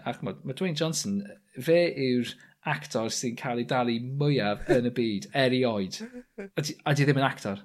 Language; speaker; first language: Welsh; native; Welsh